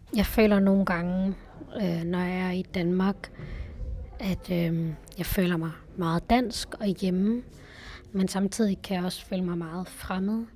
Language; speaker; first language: Danish; early bilingual, other home language; Tamil